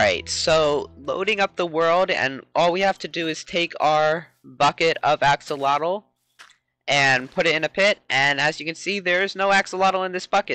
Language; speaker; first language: English; native; English